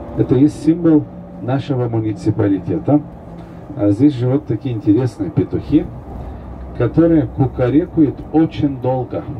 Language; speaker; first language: Russian; non-native, fluent; Turkish